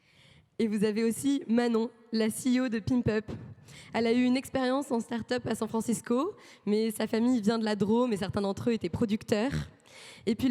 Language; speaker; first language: French; native; French